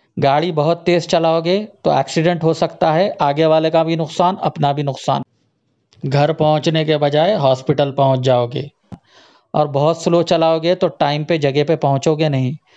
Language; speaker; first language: Hindi; native; Hindi